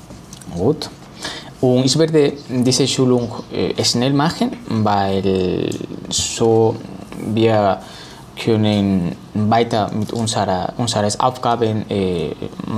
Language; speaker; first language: German; non-native, learner; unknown